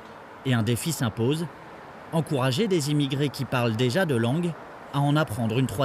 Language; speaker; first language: French; native; French